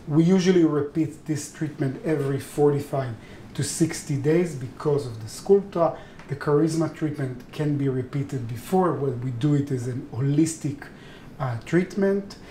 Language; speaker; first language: English; non-native, fluent; Hebrew